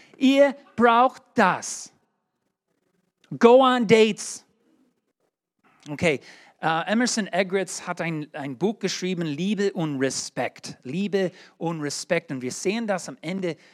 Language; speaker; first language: German; non-native, learner; English